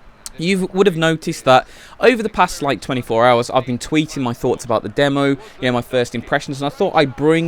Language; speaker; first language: English; native; English